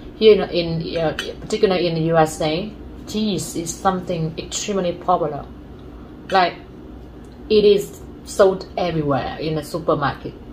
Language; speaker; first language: English; non-native, fluent; Vietnamese